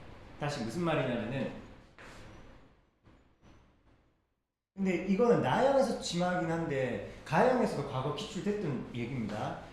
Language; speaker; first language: Korean; native; Korean